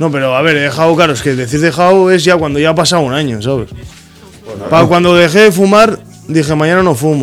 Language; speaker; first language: Spanish; native; Spanish